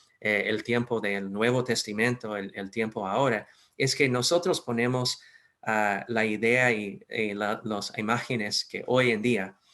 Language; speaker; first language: Spanish; non-native, fluent; English